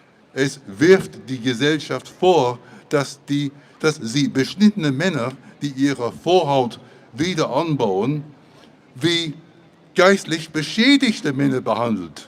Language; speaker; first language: German; non-native, fluent; English